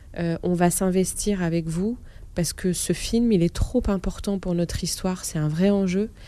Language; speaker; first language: French; non-native, local second language; Arabic